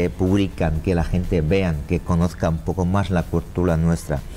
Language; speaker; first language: Spanish; non-native, learner; Chinese